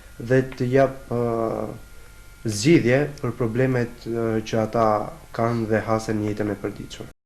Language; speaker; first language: Albanian; non-native, local second language; Romany